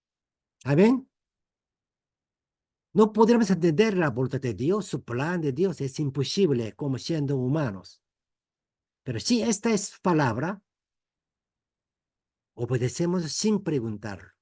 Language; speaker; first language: Spanish; non-native, fluent; Korean